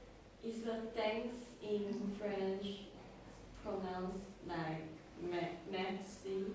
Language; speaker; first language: English; non-native, learner; Chinese